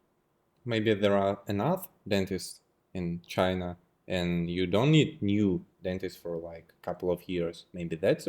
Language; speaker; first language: English; non-native, fluent; Russian